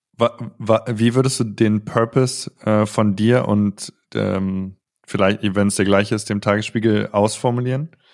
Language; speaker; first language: German; native; German